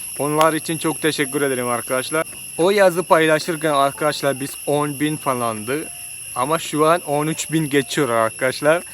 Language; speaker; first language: Turkish; non-native, fluent; Malayalam